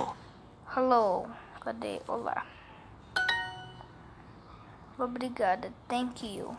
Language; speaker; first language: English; non-native, learner; Portuguese